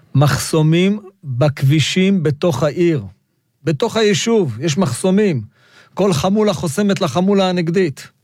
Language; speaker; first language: Hebrew; non-native, local second language; Arabic